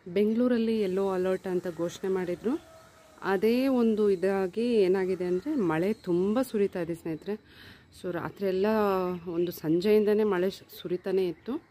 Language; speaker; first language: Kannada; non-native, local second language; Telugu